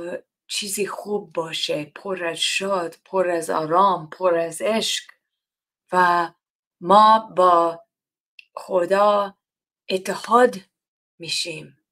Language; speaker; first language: Persian; non-native, learner; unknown